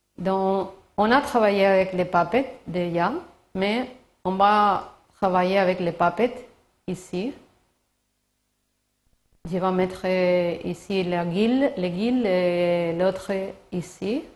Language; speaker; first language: French; non-native, learner; Spanish